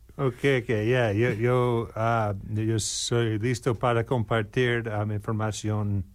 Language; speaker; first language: Spanish; non-native, learner; English